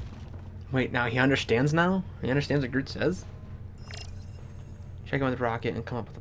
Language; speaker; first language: English; native; English